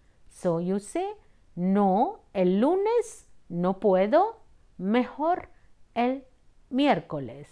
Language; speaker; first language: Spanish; non-native, fluent; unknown